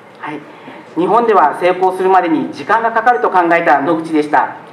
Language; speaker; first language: Japanese; native; Japanese